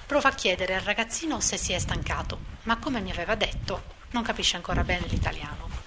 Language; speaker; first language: Italian; native; Italian